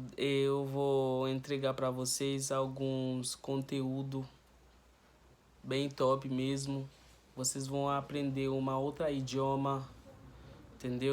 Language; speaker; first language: Portuguese; non-native, learner; Haitian Creole